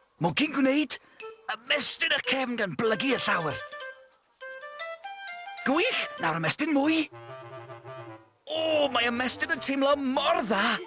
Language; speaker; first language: Welsh; native; Welsh